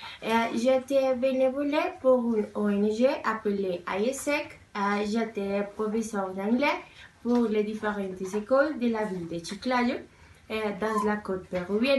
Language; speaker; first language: French; non-native, learner; Spanish